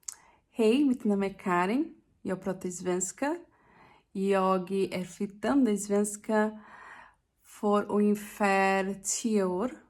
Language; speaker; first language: Swedish; non-native, learner; Portuguese